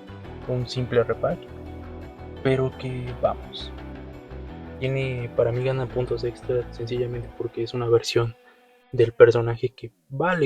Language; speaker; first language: Spanish; native; Spanish